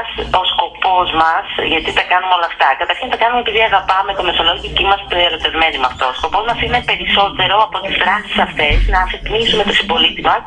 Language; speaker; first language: Greek; native; Greek